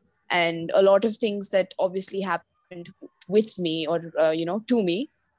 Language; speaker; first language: English; non-native, local second language; Malayalam